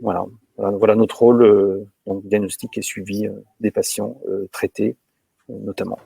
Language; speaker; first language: French; native; French